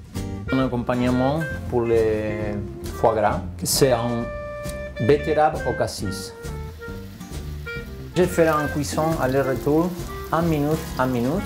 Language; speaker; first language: French; non-native, fluent; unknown